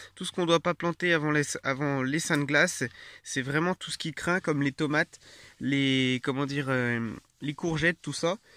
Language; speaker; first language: French; native; French